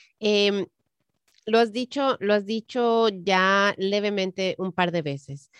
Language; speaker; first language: Spanish; native; Spanish